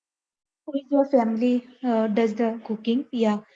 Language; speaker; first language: English; non-native, learner; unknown